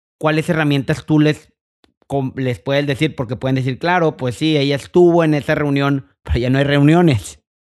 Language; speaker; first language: Spanish; native; Spanish